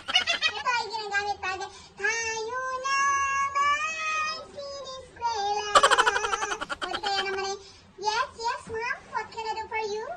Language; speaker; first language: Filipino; non-native, local second language; Iloko